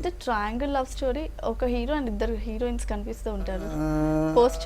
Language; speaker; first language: Telugu; native; Telugu